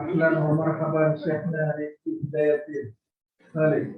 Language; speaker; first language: Arabic; non-native, fluent; Indonesian